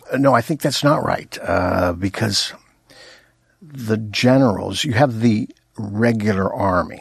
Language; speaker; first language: English; native; English